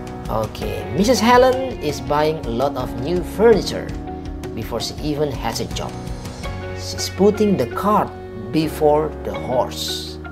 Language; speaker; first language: English; non-native, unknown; Indonesian